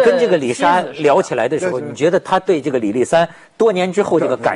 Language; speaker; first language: Chinese; native; Chinese